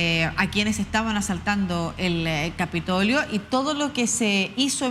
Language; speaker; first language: Spanish; native; Spanish